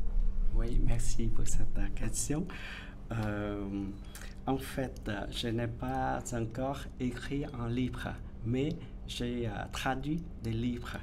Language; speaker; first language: French; non-native, fluent; Vietnamese